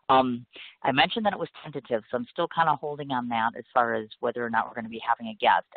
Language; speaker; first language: English; native; English